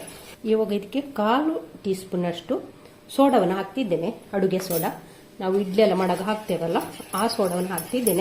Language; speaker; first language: Kannada; native; Kannada